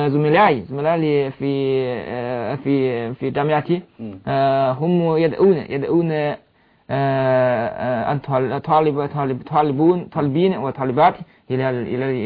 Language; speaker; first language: Arabic; non-native, learner; Chinese